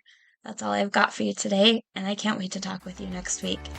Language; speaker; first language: English; native; English